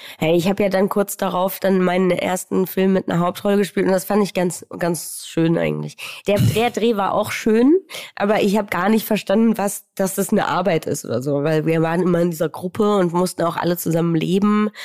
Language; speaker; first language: German; native; German